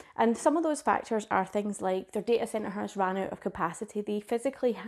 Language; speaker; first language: English; native; English